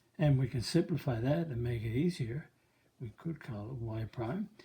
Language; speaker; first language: English; native; English